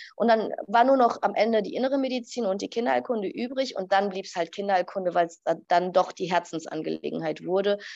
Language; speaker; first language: German; early bilingual, other home language; Arabic